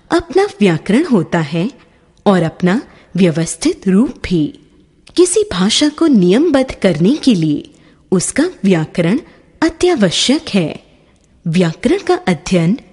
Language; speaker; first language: Hindi; native; Hindi